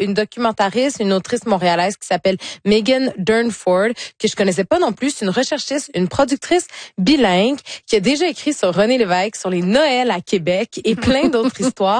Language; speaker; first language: French; native; French